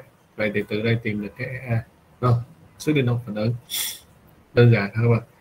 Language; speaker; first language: Vietnamese; native; Vietnamese